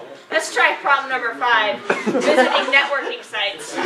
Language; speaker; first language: English; native; English